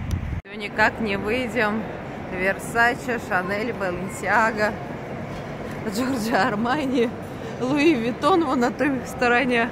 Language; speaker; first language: Russian; native; Russian